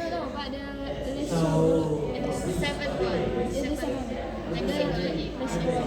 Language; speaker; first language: English; non-native, learner; Indonesian